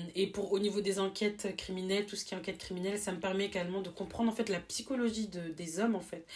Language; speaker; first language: French; native; French